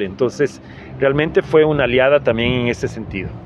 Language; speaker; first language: Spanish; native; Spanish